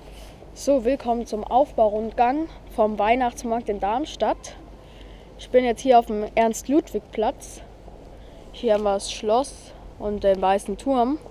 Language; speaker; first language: German; native; German